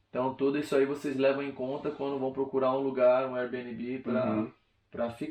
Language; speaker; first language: Portuguese; native; Portuguese